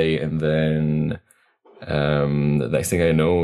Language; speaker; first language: English; non-native, fluent; Latvian